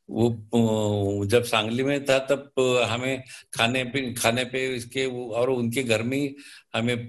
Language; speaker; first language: Hindi; non-native, local second language; Marathi